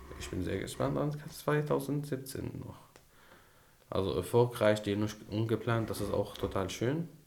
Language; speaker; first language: German; non-native, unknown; Arabic